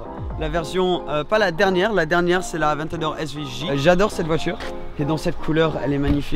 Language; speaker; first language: French; native; French